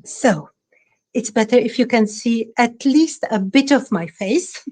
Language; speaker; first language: English; non-native, fluent; Czech